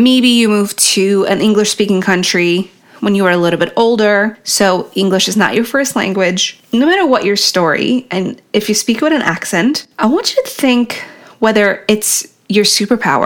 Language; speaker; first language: English; non-native, fluent; Polish